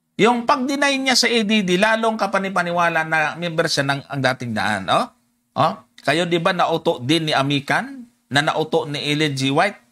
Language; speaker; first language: Filipino; non-native, local second language; Cebuano